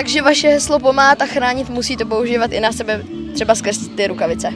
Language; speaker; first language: Czech; native; Czech